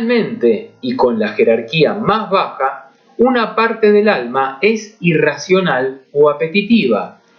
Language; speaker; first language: Spanish; native; Spanish